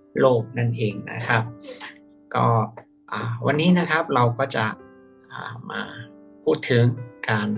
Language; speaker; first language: Thai; native; Thai